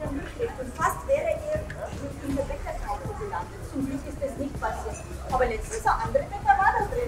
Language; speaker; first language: German; native; German